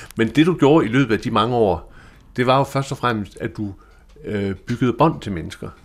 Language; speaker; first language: Danish; native; Danish